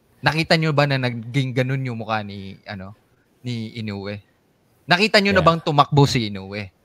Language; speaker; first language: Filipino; non-native, local second language; Cebuano